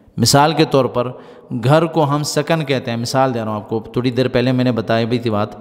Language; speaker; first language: Urdu; non-native, local second language; Pashto